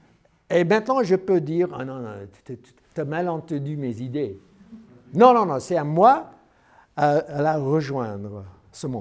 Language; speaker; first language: French; non-native, learner; English